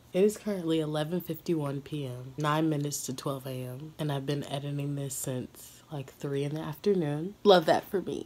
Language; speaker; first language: English; native; English